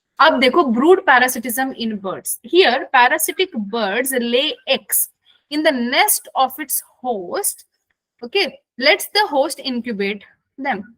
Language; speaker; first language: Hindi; non-native, local second language; Kannada